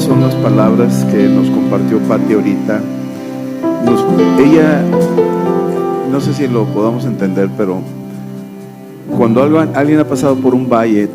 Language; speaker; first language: Spanish; native; Spanish